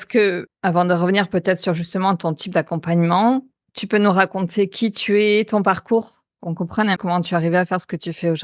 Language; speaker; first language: French; native; French